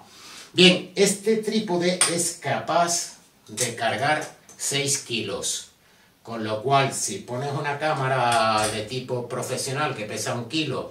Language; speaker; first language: Spanish; native; Spanish